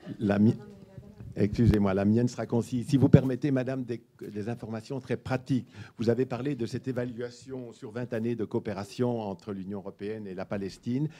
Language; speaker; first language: French; native; French